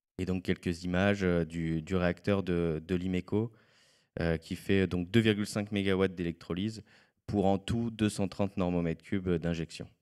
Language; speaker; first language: French; native; French